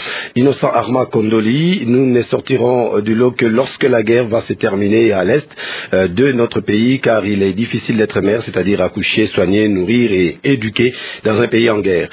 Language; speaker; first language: French; non-native, local second language; Lingala